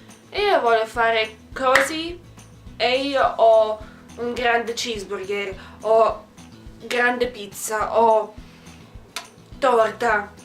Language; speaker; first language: Italian; non-native, learner; Russian